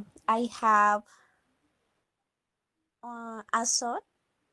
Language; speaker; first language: English; non-native, learner; Spanish